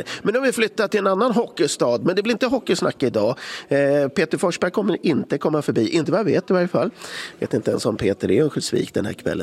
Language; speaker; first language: Swedish; native; Swedish